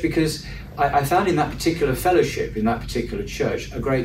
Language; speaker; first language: English; native; English